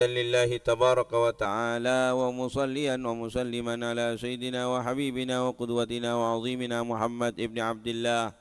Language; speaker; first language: Arabic; non-native, fluent; Indonesian